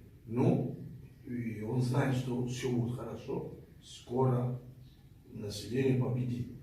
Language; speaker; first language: Russian; non-native, fluent; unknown